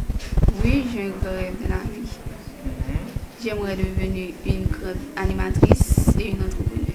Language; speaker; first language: French; non-native, local second language; Haitian Creole